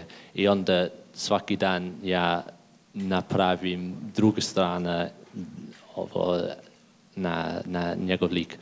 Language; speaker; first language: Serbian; non-native, learner; English